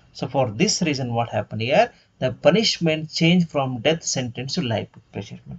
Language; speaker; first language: English; non-native, local second language; Kannada